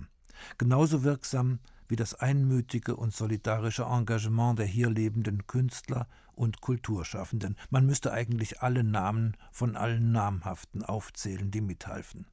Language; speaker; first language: German; native; German